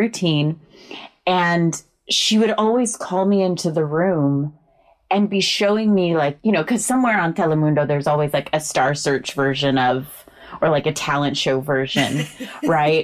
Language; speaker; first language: English; native; English